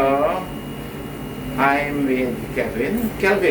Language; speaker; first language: English; non-native, local second language; Filipino